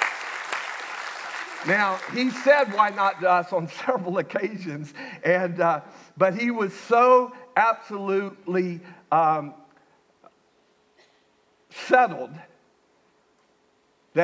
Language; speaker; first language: English; native; English